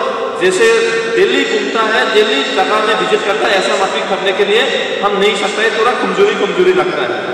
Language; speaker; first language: Hindi; non-native, local second language; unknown